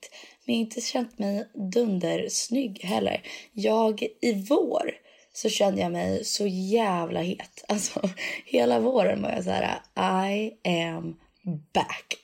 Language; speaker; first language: Swedish; native; Swedish